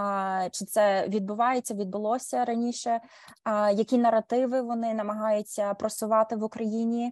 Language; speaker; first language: Ukrainian; early bilingual, heritage; Ukrainian